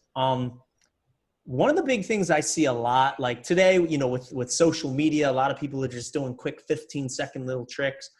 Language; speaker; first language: English; native; English